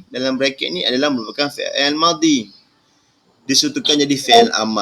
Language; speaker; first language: Malay; native; Malay